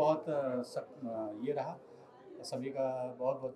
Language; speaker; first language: Hindi; native; Hindi